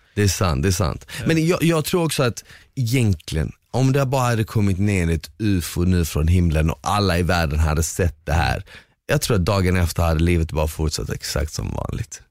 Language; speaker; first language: Swedish; early bilingual, other home language; Bosnian